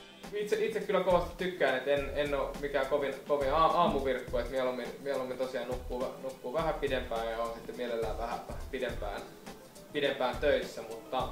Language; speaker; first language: Finnish; native; Finnish